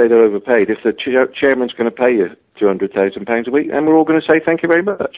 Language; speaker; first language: English; native; English